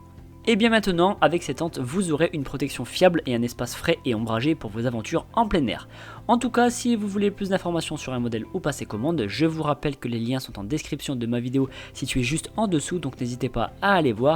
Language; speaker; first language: French; native; French